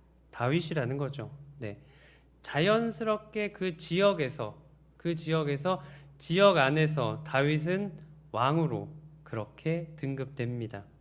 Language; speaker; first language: Korean; native; Korean